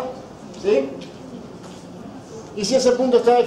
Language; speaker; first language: Spanish; native; Spanish